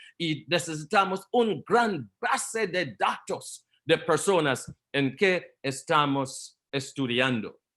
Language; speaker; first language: Spanish; non-native, learner; Portuguese